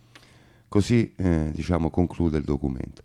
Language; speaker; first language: Italian; native; Italian